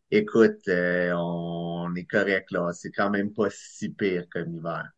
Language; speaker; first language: French; native; French